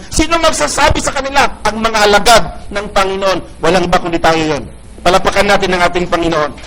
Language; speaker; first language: Filipino; non-native, local second language; Iloko